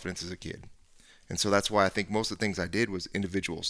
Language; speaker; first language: English; native; English